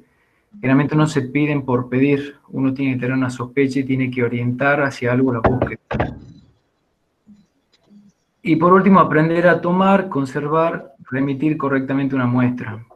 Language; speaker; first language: Spanish; native; Spanish